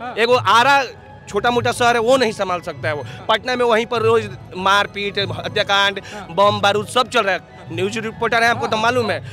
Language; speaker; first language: Hindi; native; Hindi